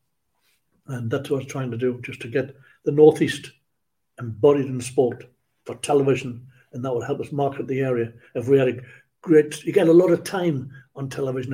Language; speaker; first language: English; native; English